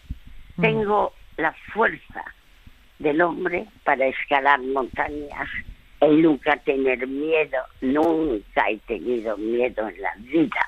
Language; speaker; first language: Spanish; early bilingual, other home language; French